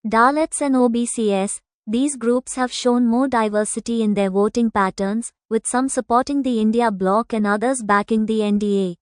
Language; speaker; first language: English; non-native, local second language; Tamil